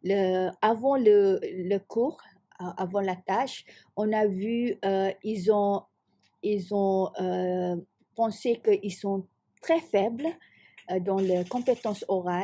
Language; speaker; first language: French; non-native, fluent; Malay